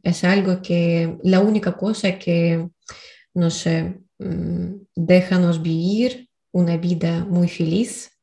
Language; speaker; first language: Spanish; non-native, learner; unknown